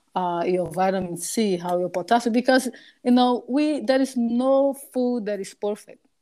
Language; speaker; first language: English; non-native, fluent; Portuguese